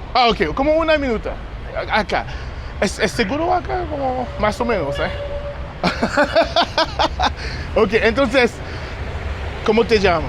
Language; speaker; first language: Spanish; non-native, learner; English